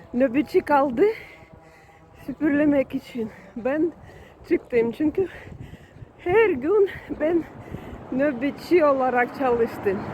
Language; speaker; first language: Turkish; non-native, learner; Russian